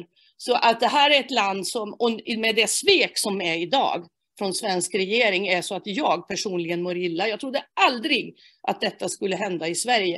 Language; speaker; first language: Swedish; native; Swedish